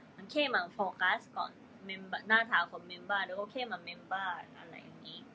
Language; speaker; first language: Thai; non-native, learner; Japanese